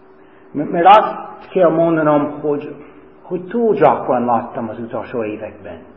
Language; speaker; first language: Hungarian; non-native, fluent; English